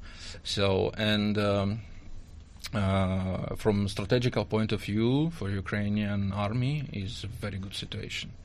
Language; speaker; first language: English; non-native, learner; Russian